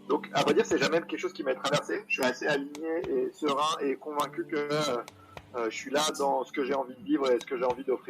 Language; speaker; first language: French; native; French